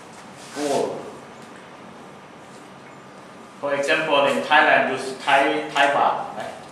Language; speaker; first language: English; non-native, learner; Thai